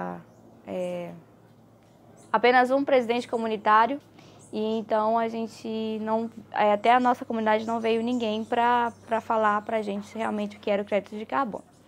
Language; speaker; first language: Portuguese; native; Portuguese